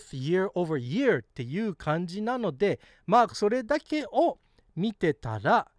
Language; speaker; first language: Japanese; early bilingual, heritage; Japanese